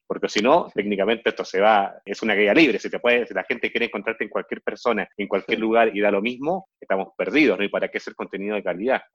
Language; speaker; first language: Spanish; native; Spanish